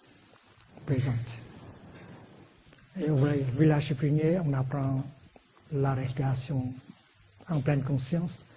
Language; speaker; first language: French; non-native, fluent; Vietnamese